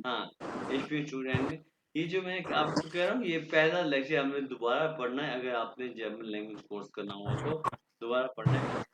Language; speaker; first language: Urdu; non-native, local second language; Punjabi